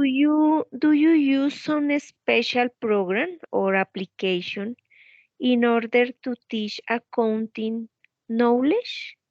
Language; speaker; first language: English; non-native, learner; Spanish